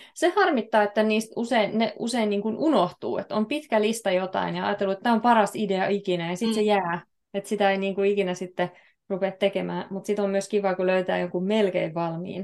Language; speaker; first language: Finnish; native; Finnish